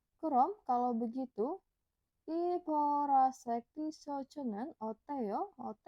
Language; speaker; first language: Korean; non-native, fluent; Indonesian